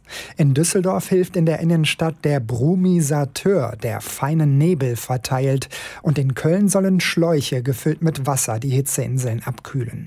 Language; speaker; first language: German; native; German